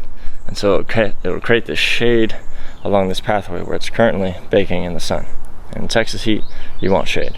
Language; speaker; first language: English; native; English